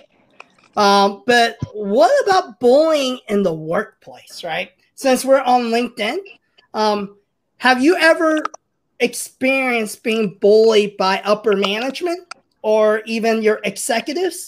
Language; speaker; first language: English; early bilingual, other home language; Cantonese